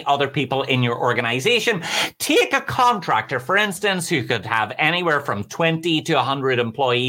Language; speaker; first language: English; native; English